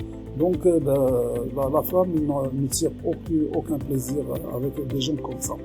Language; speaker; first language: French; non-native, local second language; Arabic